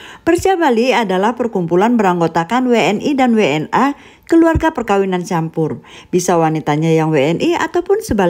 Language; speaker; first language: Indonesian; native; Indonesian